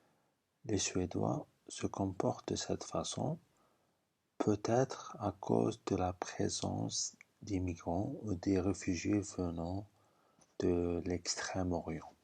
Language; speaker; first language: French; non-native, fluent; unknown